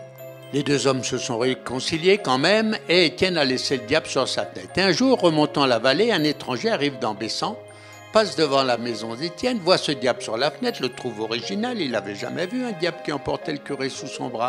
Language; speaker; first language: French; native; French